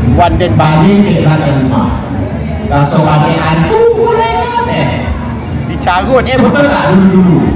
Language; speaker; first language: Malay; native; Malay